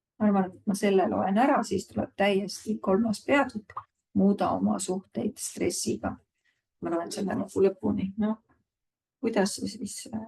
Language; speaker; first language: Estonian; native; Estonian